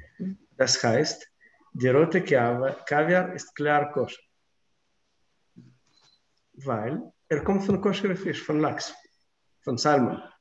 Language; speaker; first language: German; non-native, fluent; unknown